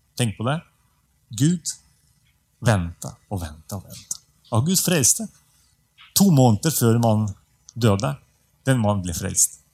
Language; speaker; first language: Norwegian; non-native, fluent; Russian